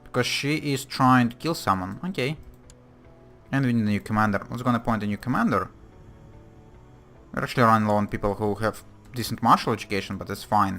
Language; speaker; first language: English; non-native, fluent; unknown